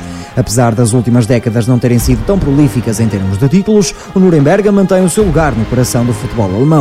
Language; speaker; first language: Portuguese; native; Portuguese